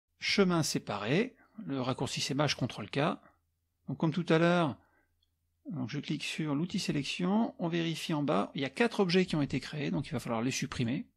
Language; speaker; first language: French; native; French